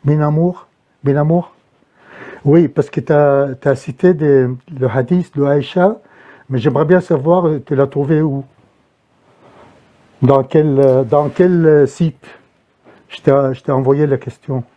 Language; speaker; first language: French; non-native, fluent; Arabic